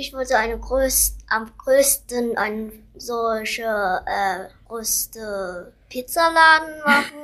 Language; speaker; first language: German; non-native, learner; Vietnamese